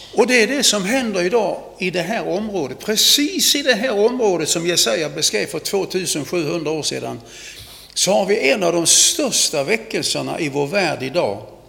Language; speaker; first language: Swedish; native; Swedish